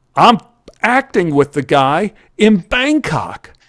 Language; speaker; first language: English; native; English